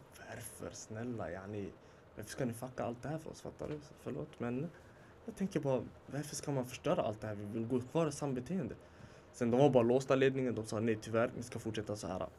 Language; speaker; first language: Swedish; early bilingual, other home language; Somali